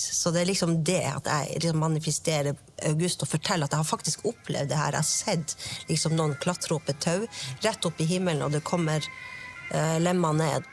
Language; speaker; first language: Norwegian; native; Norwegian